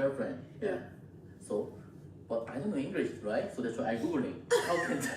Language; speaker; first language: English; non-native, learner; Korean